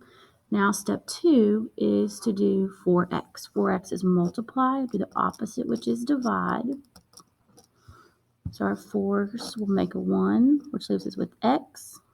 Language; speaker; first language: English; native; English